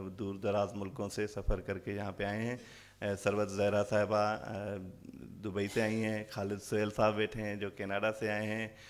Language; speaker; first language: Urdu; non-native, local second language; Sindhi